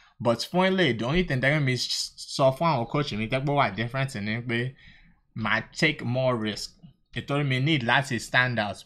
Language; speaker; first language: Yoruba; early bilingual, heritage; Yoruba